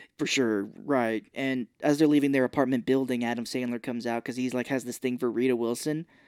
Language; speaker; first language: English; native; English